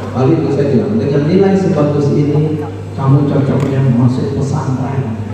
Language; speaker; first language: Indonesian; non-native, local second language; Minangkabau